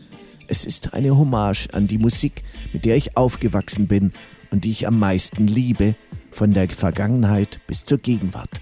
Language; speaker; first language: German; native; German